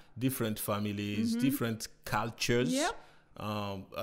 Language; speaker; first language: English; non-native, fluent; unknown